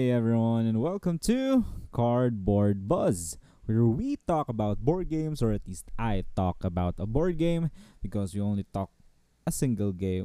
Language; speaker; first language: English; non-native, local second language; Filipino